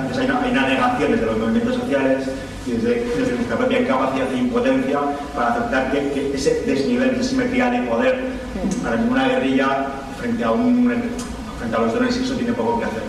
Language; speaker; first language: Spanish; native; Spanish